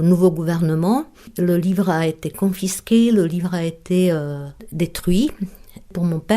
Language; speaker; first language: French; non-native, fluent; Czech